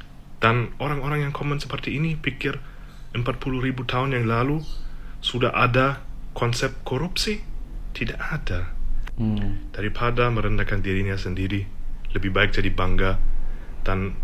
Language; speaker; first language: Indonesian; non-native, fluent; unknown